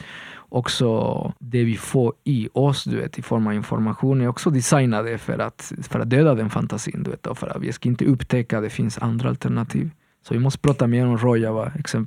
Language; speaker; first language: Swedish; non-native, fluent; Spanish